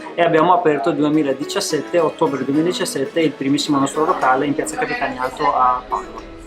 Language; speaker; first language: Italian; non-native, fluent; Persian